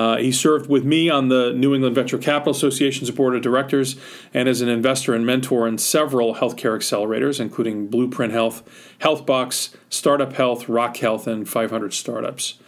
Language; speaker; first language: English; native; English